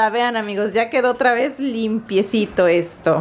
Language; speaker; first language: Spanish; native; Spanish